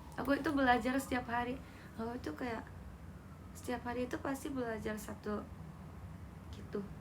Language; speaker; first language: Indonesian; non-native, learner; Japanese